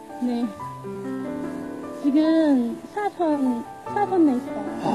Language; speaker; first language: Korean; non-native, learner; Chinese